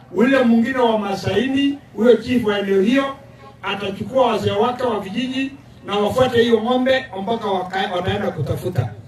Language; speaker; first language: Swahili; non-native, local second language; Masai